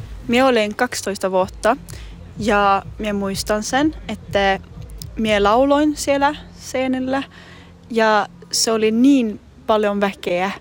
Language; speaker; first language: Finnish; non-native, local second language; Swedish